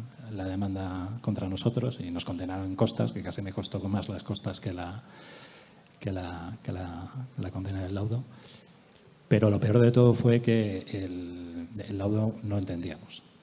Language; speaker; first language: Spanish; native; Spanish